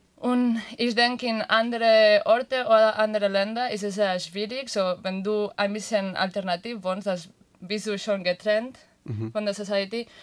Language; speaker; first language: German; non-native, learner; Catalan